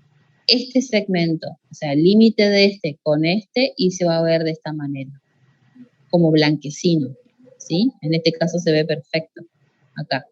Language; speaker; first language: Spanish; native; Spanish